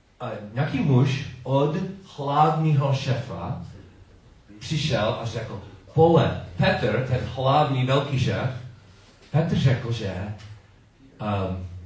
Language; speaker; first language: Czech; non-native, learner; English